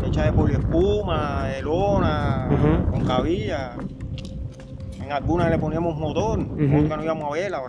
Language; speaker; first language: Spanish; native; Spanish